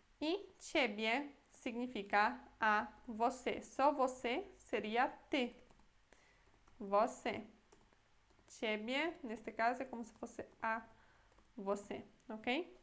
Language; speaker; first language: Portuguese; non-native, fluent; Polish